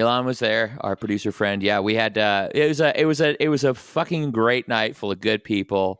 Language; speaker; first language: English; native; English